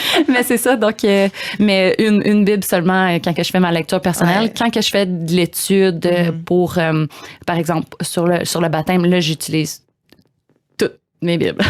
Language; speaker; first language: French; native; French